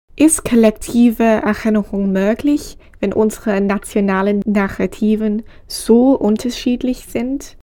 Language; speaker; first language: German; non-native, fluent; English